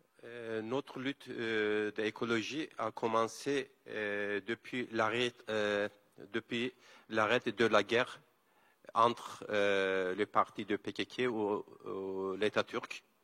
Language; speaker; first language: French; non-native, learner; Kurdish